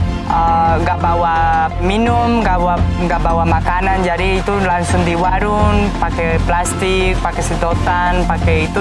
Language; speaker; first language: Indonesian; non-native, fluent; Spanish